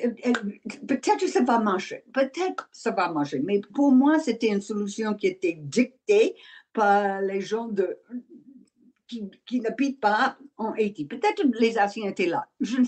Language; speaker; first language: French; non-native, learner; English